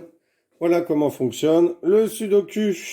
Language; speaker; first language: French; native; French